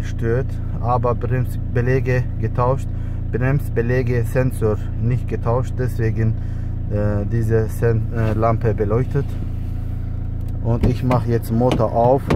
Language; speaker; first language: German; non-native, learner; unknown